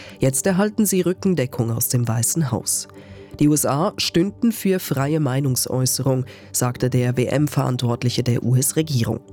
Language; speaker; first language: German; native; German